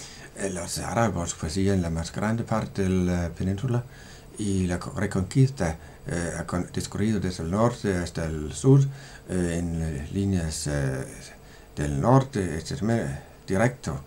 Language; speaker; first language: Spanish; non-native, fluent; Danish